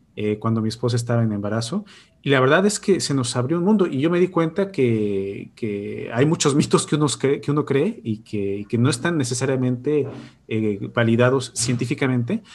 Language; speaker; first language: Spanish; native; Spanish